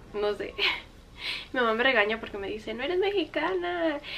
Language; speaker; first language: Spanish; early bilingual, heritage; Spanish